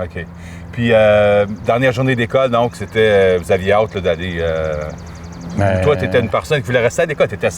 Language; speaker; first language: French; native; French